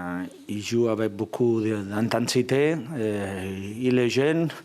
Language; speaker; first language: French; non-native, fluent; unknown